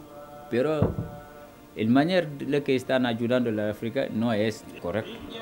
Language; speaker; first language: Spanish; non-native, local second language; Wolof